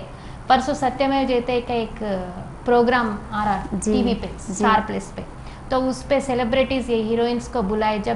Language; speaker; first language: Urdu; non-native, local second language; Telugu